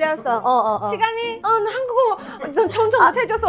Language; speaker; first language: Korean; non-native, fluent; Chinese